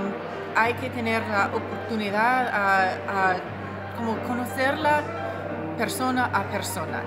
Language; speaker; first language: Spanish; non-native, fluent; English